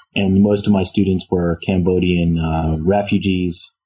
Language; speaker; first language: English; native; English